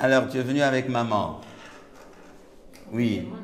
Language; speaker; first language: French; native; French